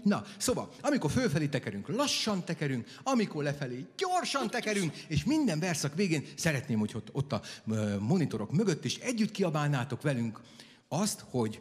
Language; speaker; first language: Hungarian; native; Hungarian